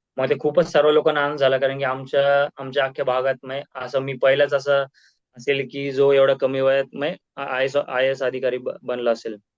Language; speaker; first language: Marathi; native; Marathi